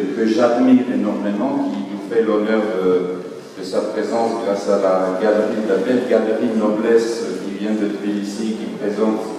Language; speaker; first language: French; non-native, fluent; Georgian